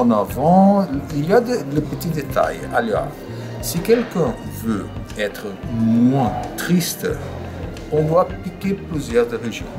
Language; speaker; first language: French; non-native, fluent; Portuguese